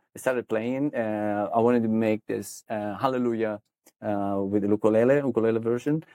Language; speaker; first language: English; non-native, fluent; Italian